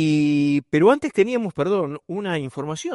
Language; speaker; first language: Spanish; native; Spanish